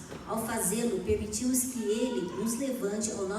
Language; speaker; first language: Portuguese; native; Portuguese